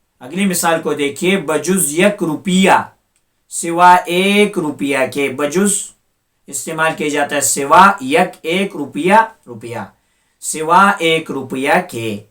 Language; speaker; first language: Urdu; non-native, local second language; Pashto